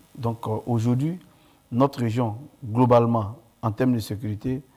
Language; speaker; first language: French; non-native, local second language; Mandingo